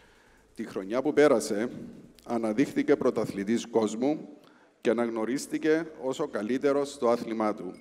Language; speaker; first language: Greek; native; Greek